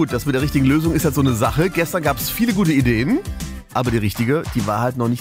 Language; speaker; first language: German; native; German